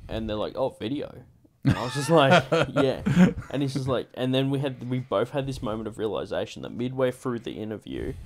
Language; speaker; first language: English; native; English